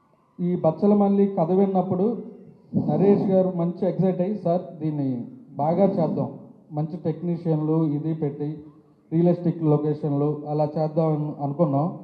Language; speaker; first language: Telugu; native; Telugu